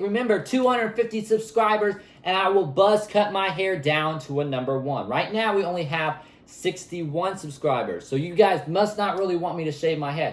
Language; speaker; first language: English; native; English